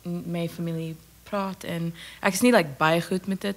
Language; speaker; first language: English; non-native, local second language; Afrikaans